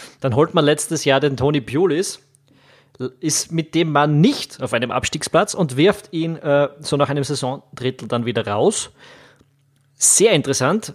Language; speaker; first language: German; native; German